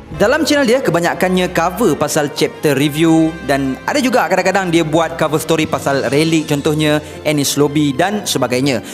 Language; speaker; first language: Malay; native; Malay